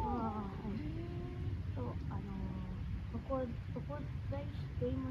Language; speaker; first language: Japanese; non-native, learner; Filipino